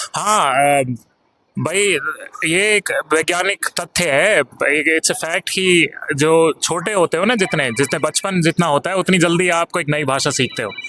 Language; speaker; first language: Hindi; native; Hindi